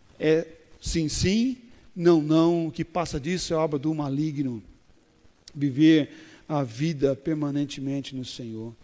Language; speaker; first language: Portuguese; native; Portuguese